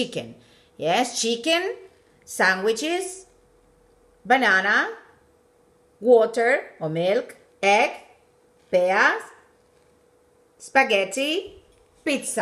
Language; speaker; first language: English; non-native, fluent; Spanish